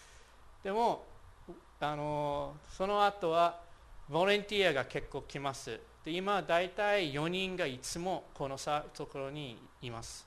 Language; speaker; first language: Japanese; non-native, fluent; English